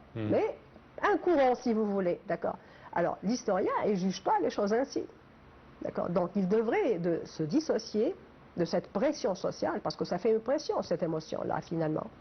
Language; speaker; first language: French; non-native, local second language; Arabic